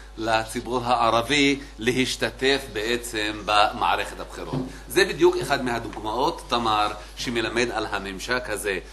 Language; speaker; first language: Hebrew; non-native, local second language; Arabic